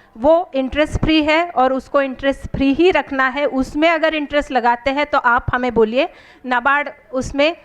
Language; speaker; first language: Hindi; non-native, local second language; Marathi